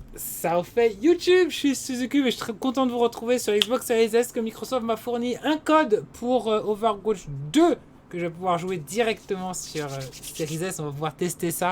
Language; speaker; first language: French; native; French